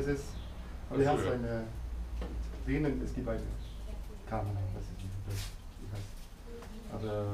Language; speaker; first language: German; non-native, learner; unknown